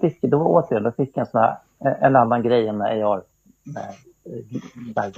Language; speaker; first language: Swedish; native; Swedish